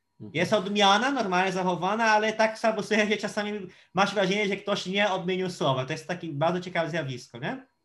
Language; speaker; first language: Polish; non-native, fluent; Portuguese